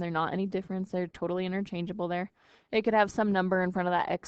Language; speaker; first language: English; native; English